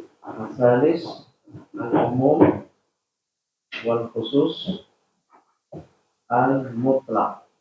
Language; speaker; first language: Arabic; non-native, fluent; Indonesian